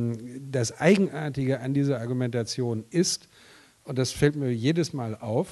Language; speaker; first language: German; native; German